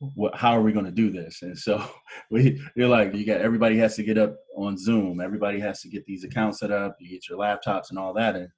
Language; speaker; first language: English; native; English